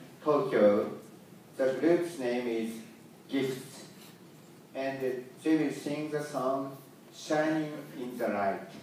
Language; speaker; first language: English; non-native, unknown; Japanese